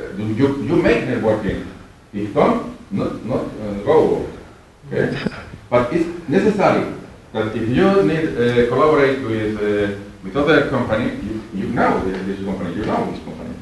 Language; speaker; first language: English; non-native, learner; Spanish